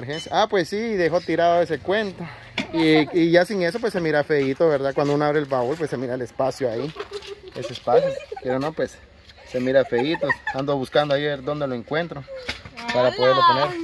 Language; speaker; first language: Spanish; native; Spanish